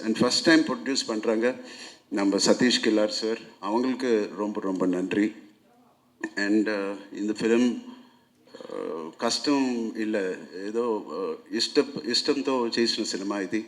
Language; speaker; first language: Tamil; non-native, local second language; Telugu